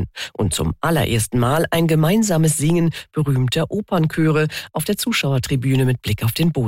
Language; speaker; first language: German; native; German